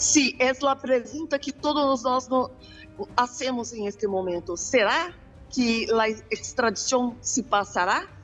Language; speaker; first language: Spanish; non-native, fluent; Portuguese